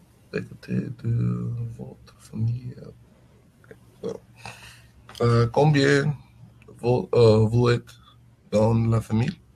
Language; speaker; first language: French; non-native, learner; English